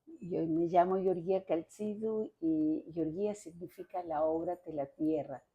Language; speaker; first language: Spanish; non-native, fluent; Greek